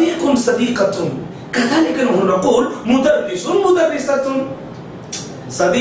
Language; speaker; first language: Arabic; non-native, fluent; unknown